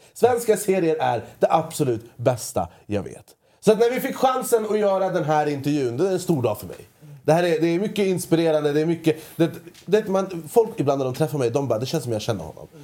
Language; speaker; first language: Swedish; early bilingual, other home language; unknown